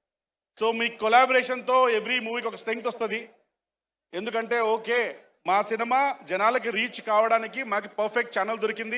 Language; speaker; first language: Telugu; native; Telugu